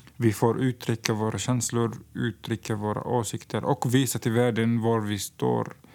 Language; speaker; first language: Swedish; non-native, fluent; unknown